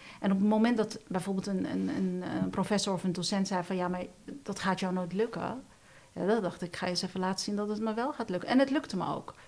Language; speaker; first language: Dutch; early bilingual, other home language; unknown